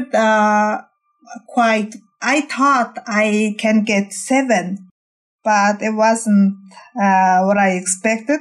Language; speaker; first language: English; non-native, fluent; Mongolian